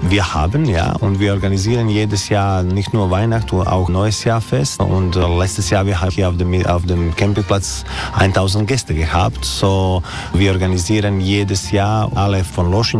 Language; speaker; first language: German; non-native, learner; Croatian